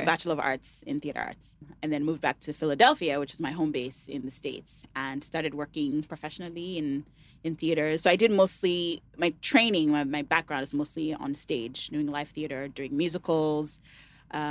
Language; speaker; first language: English; non-native, local second language; Yoruba